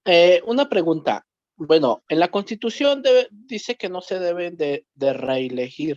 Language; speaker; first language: Spanish; native; Spanish